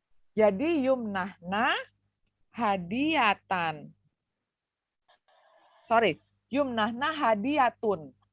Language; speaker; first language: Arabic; non-native, fluent; Indonesian